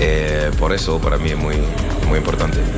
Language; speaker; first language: Spanish; non-native, learner; French